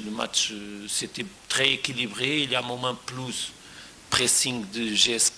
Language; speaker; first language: French; non-native, fluent; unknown